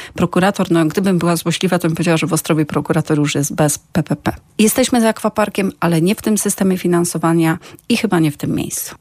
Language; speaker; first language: Polish; native; Polish